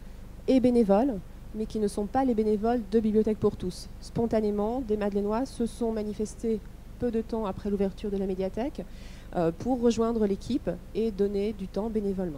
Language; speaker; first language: French; native; French